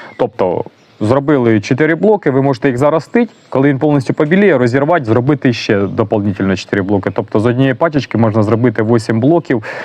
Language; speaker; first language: Ukrainian; native; Ukrainian